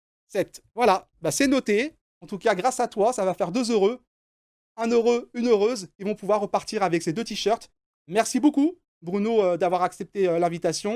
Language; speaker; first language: French; native; French